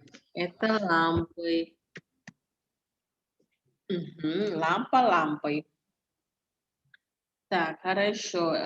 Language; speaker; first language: Russian; non-native, fluent; Indonesian